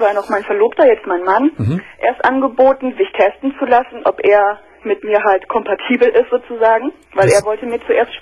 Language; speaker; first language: German; native; German